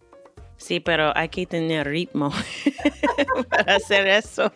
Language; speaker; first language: Spanish; non-native, fluent; English